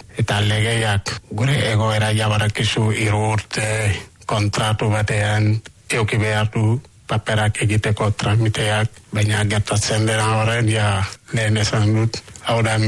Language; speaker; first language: Basque; non-native, learner; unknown